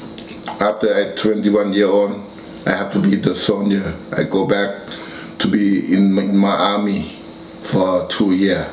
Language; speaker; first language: English; non-native, learner; Thai